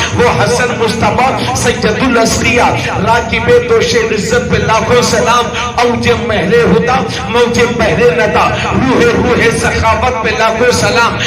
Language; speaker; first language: Urdu; native; Urdu